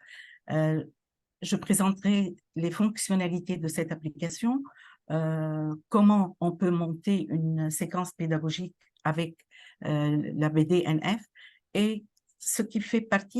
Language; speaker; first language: French; non-native, local second language; Arabic